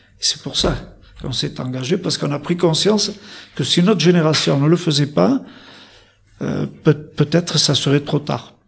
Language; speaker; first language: French; native; French